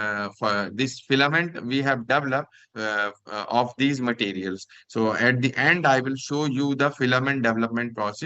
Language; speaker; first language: English; non-native, local second language; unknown